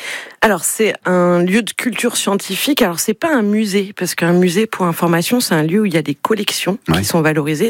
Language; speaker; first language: French; native; French